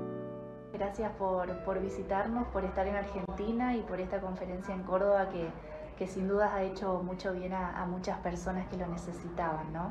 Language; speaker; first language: Spanish; native; Spanish